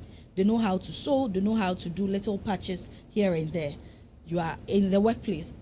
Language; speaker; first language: English; non-native, local second language; Akan